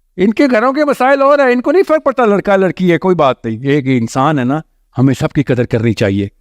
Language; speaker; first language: Urdu; native; Urdu